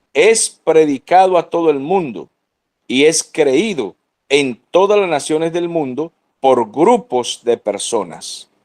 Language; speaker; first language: Spanish; native; Spanish